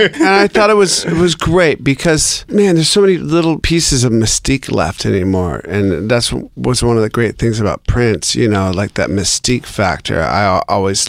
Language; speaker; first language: English; native; English